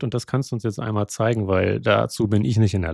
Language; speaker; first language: German; native; German